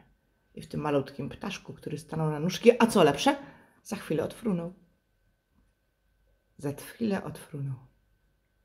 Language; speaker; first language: Polish; native; Polish